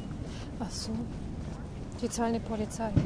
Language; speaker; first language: German; native; German